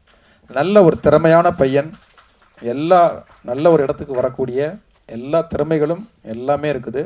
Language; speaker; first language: Tamil; native; Tamil